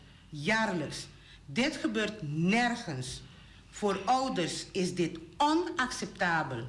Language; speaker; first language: Dutch; non-native, local second language; Papiamento